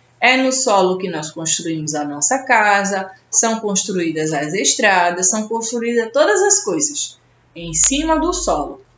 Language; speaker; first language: Portuguese; native; Portuguese